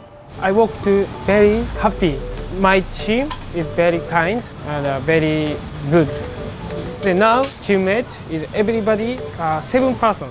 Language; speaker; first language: English; non-native, learner; Japanese